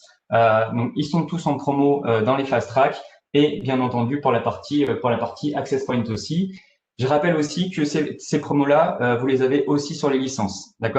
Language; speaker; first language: French; native; French